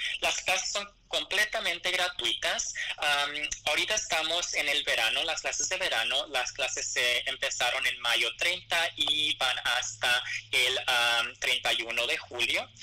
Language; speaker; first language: Spanish; early bilingual, other home language; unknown